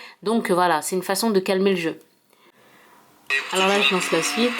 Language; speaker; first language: French; early bilingual, heritage; French